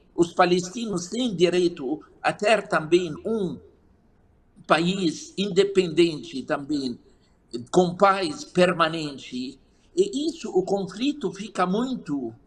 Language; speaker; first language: Portuguese; non-native, fluent; Arabic